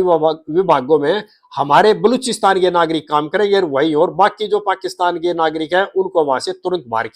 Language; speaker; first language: Hindi; native; Hindi